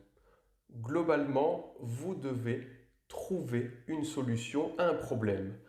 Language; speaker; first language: French; native; French